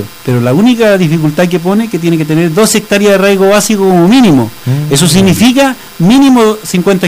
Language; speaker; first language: Spanish; native; Spanish